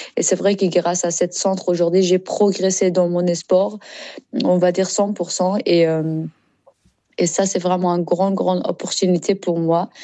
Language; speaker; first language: French; non-native, learner; Persian